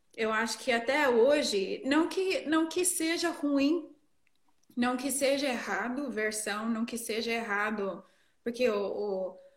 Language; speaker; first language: Portuguese; non-native, fluent; English